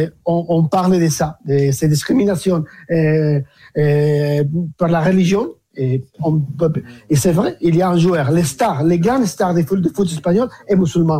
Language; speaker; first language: French; non-native, fluent; Spanish